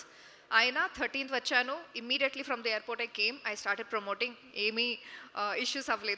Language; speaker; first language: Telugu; non-native, fluent; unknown